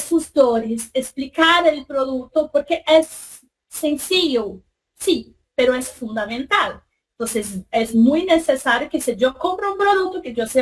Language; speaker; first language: Spanish; non-native, fluent; Portuguese